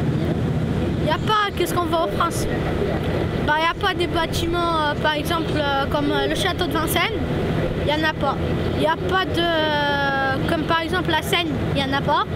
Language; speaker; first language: French; early bilingual, other home language; Romanian